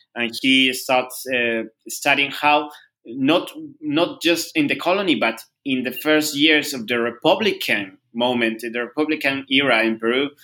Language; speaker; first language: English; non-native, fluent; Spanish